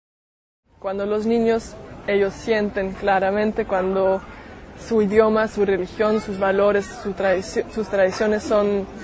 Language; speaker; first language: Spanish; non-native, fluent; German